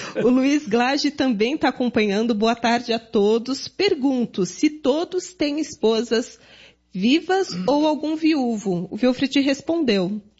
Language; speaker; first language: Portuguese; native; Portuguese